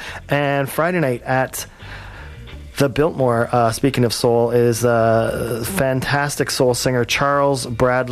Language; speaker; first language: English; native; English